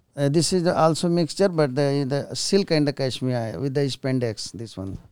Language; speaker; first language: English; non-native, local second language; Hindi